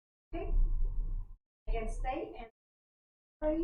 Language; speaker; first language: English; non-native, learner; Portuguese